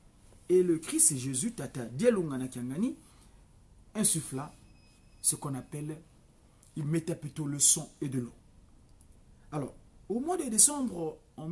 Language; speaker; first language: French; non-native, local second language; Kongo